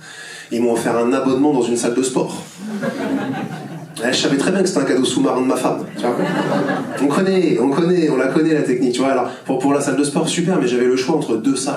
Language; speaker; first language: French; native; French